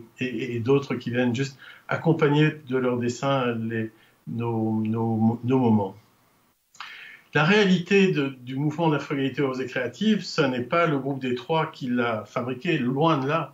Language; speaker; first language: French; native; French